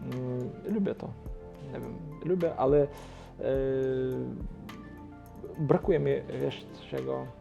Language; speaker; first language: Polish; non-native, local second language; Ukrainian